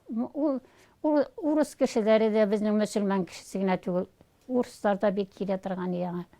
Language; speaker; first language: Tatar; native; Tatar